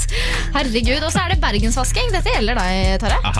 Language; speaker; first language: Norwegian; native; Norwegian